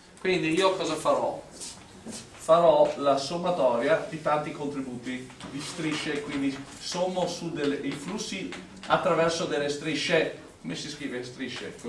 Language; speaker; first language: Italian; non-native, fluent; English